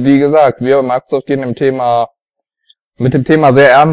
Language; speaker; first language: German; native; German